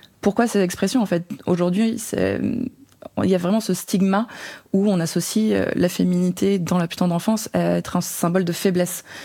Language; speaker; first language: French; native; French